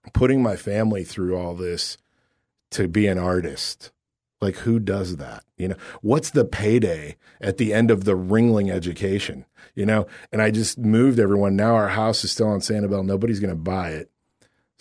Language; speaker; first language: English; native; English